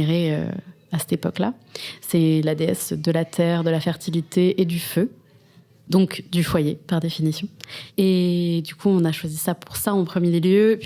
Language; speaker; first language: French; native; French